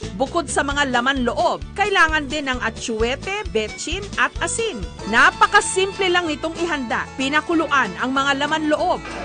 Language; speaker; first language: Filipino; native; Filipino